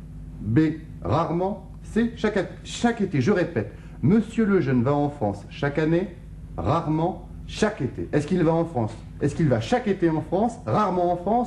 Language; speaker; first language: French; native; French